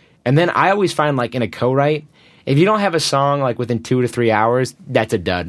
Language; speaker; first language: English; native; English